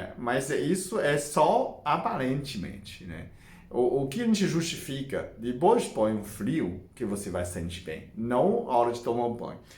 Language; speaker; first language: Portuguese; non-native, fluent; Chinese